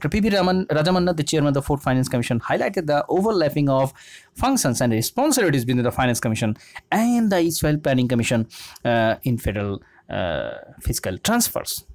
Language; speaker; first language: English; non-native, local second language; Bangla